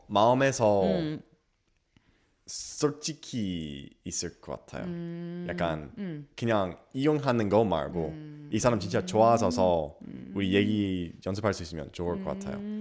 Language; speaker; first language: Korean; non-native, learner; English